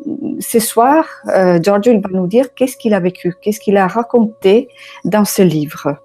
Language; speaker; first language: French; non-native, fluent; Italian